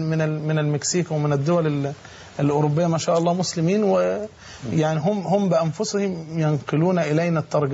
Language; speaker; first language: Arabic; native; Arabic